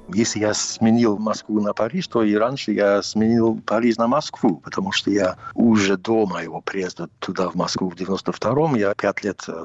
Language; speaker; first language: Russian; non-native, fluent; English